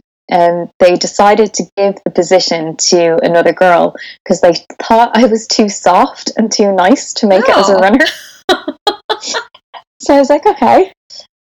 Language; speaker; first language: English; native; English